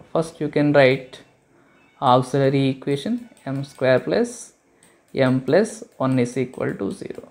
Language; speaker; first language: English; non-native, local second language; Telugu